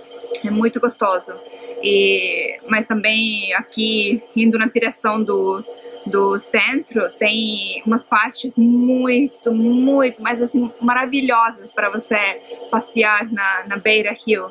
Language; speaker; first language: Portuguese; non-native, fluent; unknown